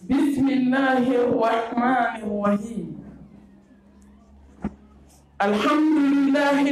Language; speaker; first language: Arabic; non-native, fluent; Dyula